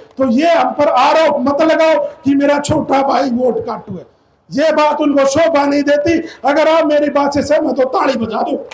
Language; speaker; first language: Hindi; native; Hindi